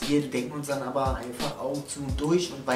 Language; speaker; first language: German; native; German